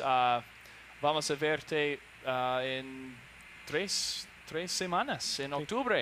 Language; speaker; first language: Spanish; non-native, learner; English